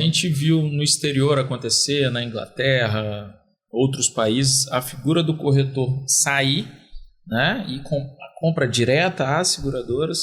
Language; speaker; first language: Portuguese; native; Portuguese